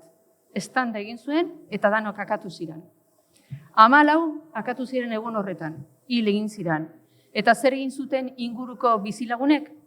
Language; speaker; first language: Basque; native; Basque